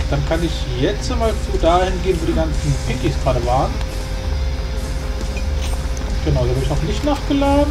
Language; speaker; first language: German; native; German